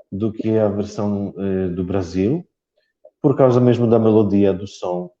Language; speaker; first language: Portuguese; non-native, fluent; Polish